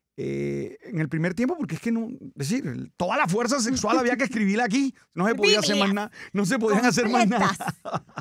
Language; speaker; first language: Spanish; native; Spanish